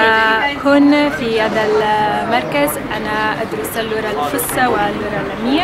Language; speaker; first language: Arabic; non-native, learner; Italian